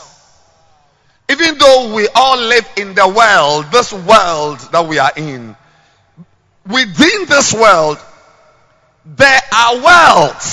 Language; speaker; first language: English; non-native, local second language; Akan